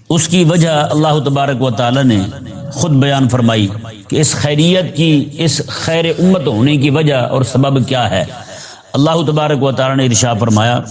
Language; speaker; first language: Urdu; non-native, local second language; Punjabi